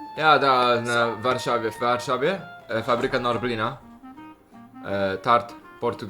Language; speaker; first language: Polish; non-native, learner; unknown